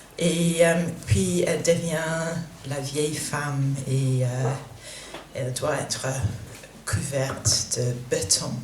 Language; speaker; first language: French; non-native, fluent; English